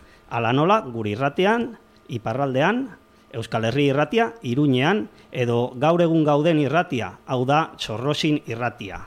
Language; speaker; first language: Basque; non-native, local second language; Spanish